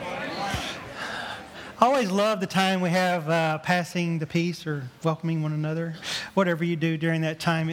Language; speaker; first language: English; native; English